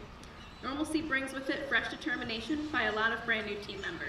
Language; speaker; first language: English; native; English